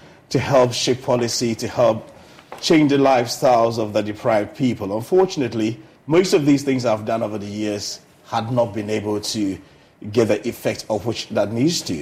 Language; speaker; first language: English; non-native, local second language; Akan